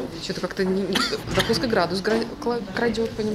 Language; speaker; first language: Russian; native; Russian